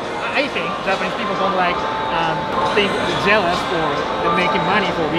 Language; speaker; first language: English; non-native, learner; Japanese